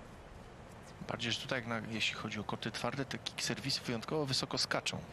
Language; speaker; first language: Polish; native; Polish